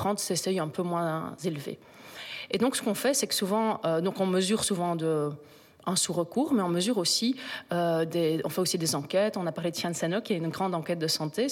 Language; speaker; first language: French; native; French